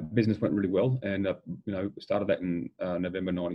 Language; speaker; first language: English; native; English